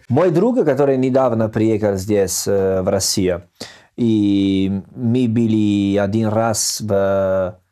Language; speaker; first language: Russian; non-native, fluent; Italian